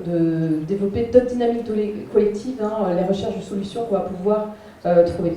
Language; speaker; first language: French; native; French